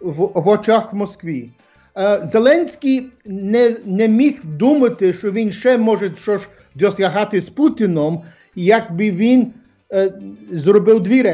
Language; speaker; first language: Ukrainian; early bilingual, heritage; English